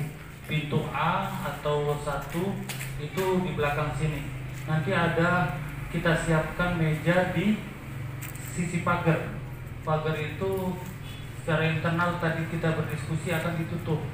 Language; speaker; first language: Indonesian; native; Indonesian